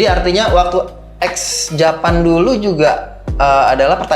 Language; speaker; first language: Indonesian; native; Indonesian